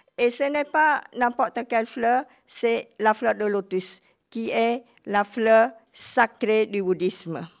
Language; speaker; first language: French; non-native, fluent; Khmer